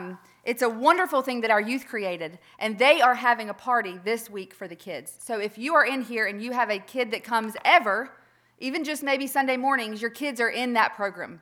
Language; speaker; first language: English; native; English